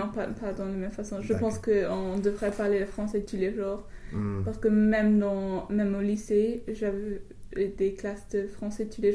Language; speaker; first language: French; non-native, fluent; English